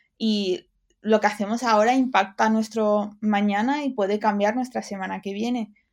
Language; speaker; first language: Spanish; early bilingual, other home language; English